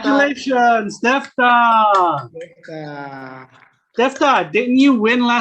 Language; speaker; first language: English; non-native, fluent; Indonesian